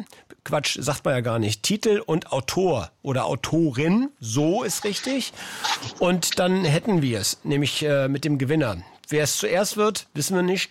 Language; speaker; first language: German; native; German